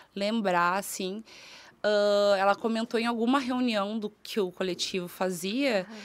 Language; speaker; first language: Portuguese; native; Portuguese